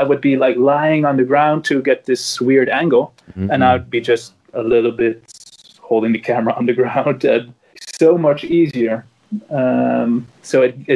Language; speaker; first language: English; non-native, fluent; Dutch